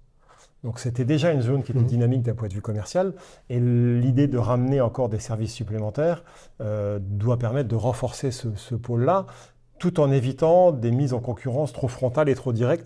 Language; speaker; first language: French; native; French